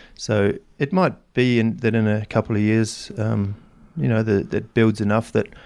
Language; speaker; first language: English; native; English